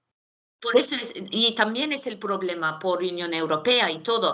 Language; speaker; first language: Spanish; non-native, fluent; Turkish